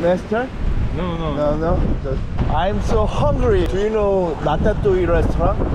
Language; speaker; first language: English; non-native, learner; Korean